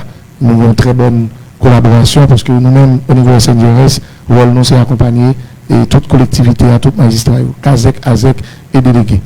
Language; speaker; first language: Haitian Creole; native; Haitian Creole